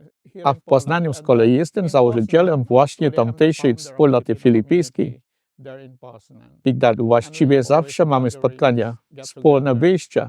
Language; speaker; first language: Polish; non-native, fluent; Filipino